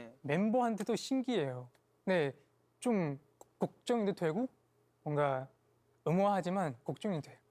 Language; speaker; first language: Korean; non-native, fluent; Chinese